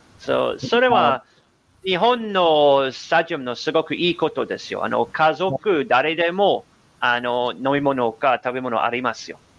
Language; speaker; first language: Japanese; non-native, learner; English